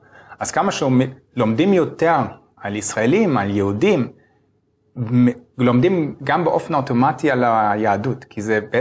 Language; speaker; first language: Hebrew; non-native, fluent; German